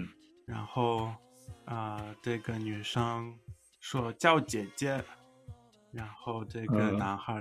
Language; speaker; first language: Chinese; early bilingual, heritage; Chinese